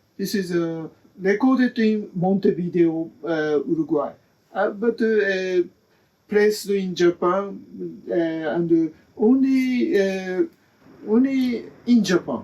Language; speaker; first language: English; non-native, learner; Japanese